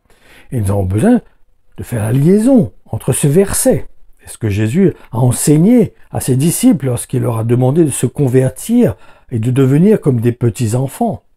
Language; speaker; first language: French; native; French